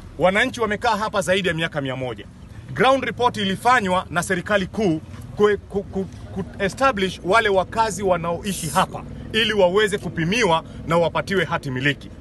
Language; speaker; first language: Swahili; native; Swahili